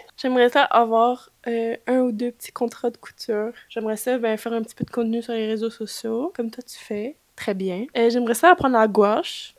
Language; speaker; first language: French; native; French